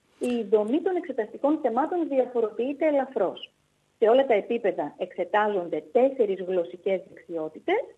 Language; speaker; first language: Greek; native; Greek